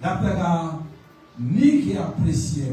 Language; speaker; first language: Dutch; non-native, learner; French